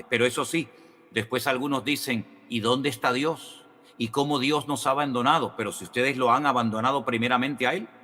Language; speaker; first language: Spanish; native; Spanish